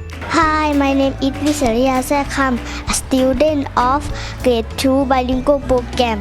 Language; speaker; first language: English; non-native, learner; Thai